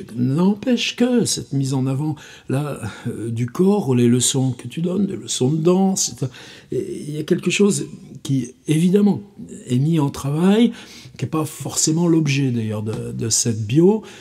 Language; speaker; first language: French; native; French